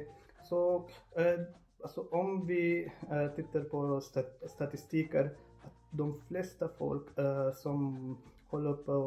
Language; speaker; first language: Swedish; non-native, fluent; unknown